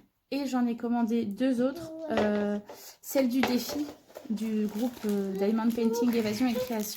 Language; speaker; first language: French; native; French